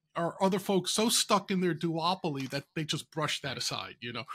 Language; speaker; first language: English; native; English